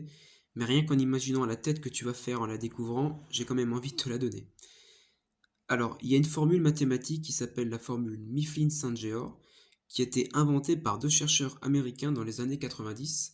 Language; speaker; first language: French; native; French